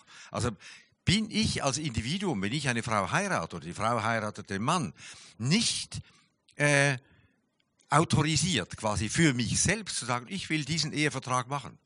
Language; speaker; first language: German; native; German